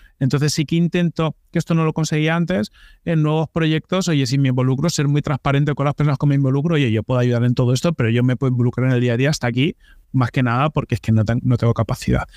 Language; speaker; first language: Spanish; native; Spanish